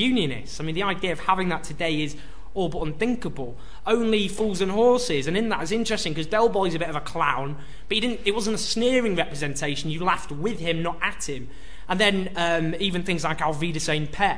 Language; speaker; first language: English; native; English